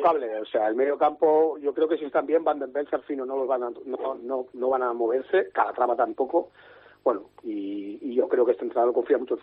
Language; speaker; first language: Spanish; native; Spanish